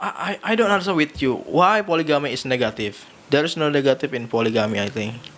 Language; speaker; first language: English; non-native, learner; Indonesian